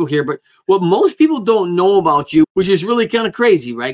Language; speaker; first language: English; native; English